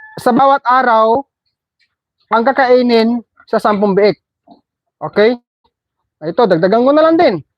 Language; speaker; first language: Filipino; non-native, local second language; Cebuano